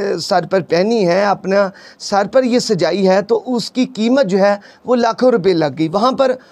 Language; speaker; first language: Urdu; non-native, local second language; Punjabi